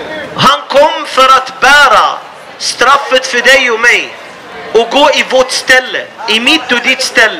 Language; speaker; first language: Swedish; non-native, fluent; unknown